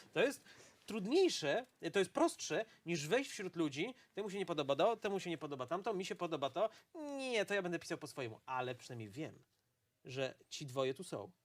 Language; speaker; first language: Polish; native; Polish